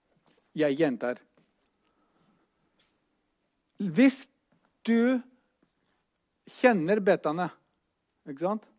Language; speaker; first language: Norwegian; non-native, fluent; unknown